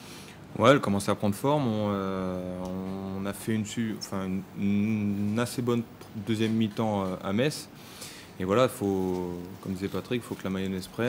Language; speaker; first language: French; native; French